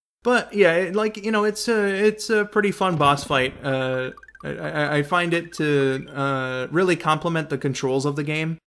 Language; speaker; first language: English; native; English